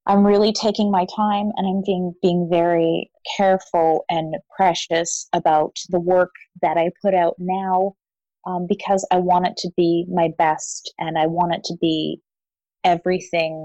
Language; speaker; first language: English; native; English